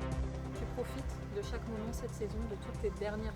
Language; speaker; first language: French; native; French